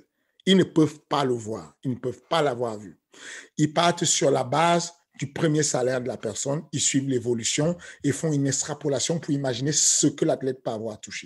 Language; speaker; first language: French; native; French